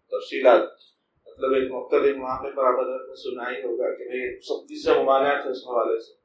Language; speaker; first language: Urdu; native; Urdu